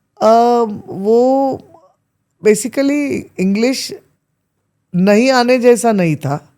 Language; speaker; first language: Hindi; non-native, local second language; Marathi